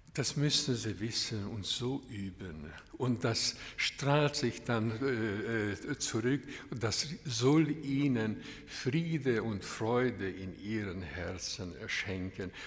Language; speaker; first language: German; non-native, fluent; Hungarian